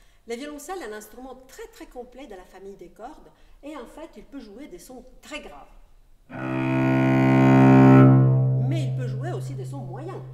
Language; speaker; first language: French; non-native, fluent; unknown